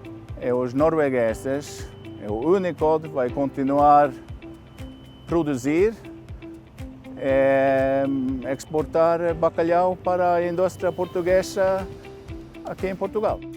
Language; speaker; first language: Portuguese; non-native, fluent; Norwegian